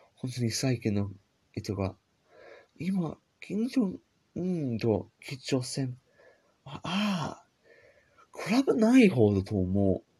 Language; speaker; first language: Japanese; non-native, learner; English